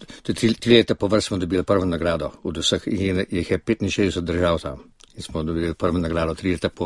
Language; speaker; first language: Slovenian; early bilingual, other home language; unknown